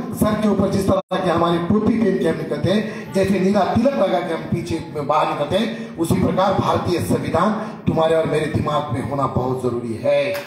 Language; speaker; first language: Hindi; non-native, local second language; Marathi